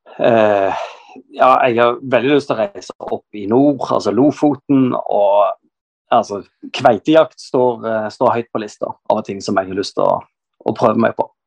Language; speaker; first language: Norwegian; native; Norwegian